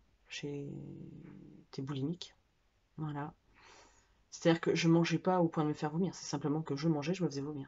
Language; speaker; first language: French; native; French